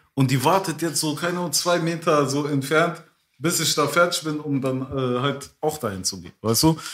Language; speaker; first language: German; early bilingual, other home language; French